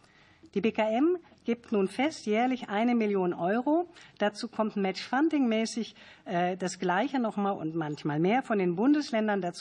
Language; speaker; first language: German; native; German